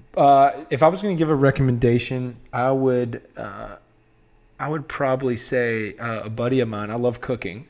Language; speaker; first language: English; native; English